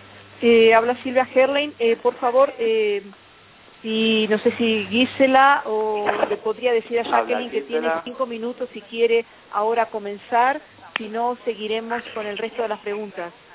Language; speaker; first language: Spanish; native; Spanish